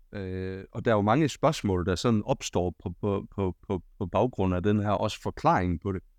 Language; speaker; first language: Danish; native; Danish